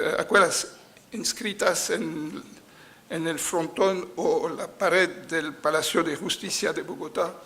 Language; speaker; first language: Spanish; non-native, fluent; French